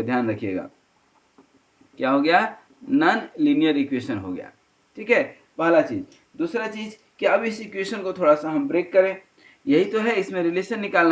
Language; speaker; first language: Hindi; native; Hindi